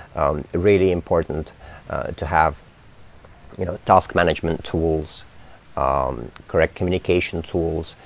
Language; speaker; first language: English; native; English